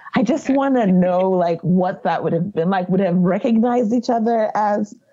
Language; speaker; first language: English; non-native, local second language; Yoruba